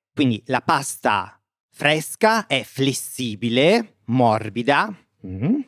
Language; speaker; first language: Italian; native; Italian